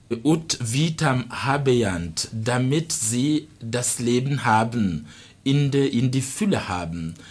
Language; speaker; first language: German; non-native, fluent; Rundi